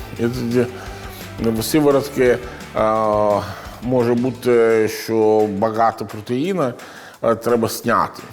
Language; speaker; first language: Ukrainian; non-native, learner; Italian